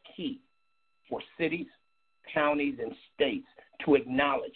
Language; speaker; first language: English; native; English